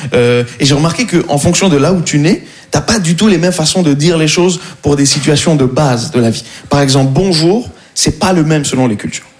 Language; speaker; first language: French; non-native, local second language; Arabic